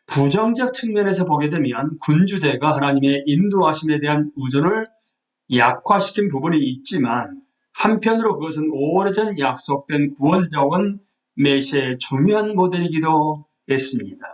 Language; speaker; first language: Korean; native; Korean